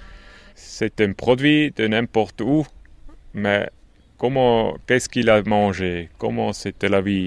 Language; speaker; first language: French; non-native, local second language; German